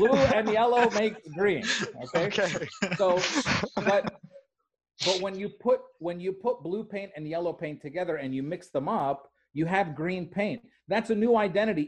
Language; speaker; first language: English; native; English